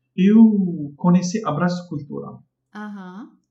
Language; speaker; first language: Portuguese; non-native, fluent; Arabic